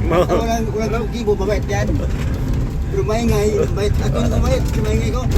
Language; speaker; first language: Filipino; non-native, local second language; Cebuano